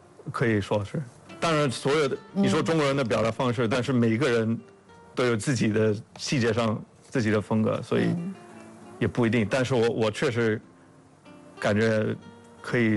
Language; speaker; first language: Chinese; non-native, fluent; English